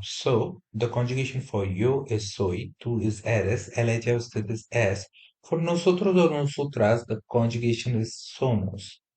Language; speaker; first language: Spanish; non-native, fluent; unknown